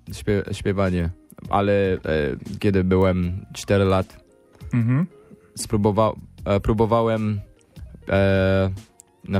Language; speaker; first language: Polish; non-native, learner; English